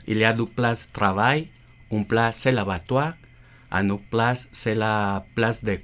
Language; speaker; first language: French; non-native, learner; Spanish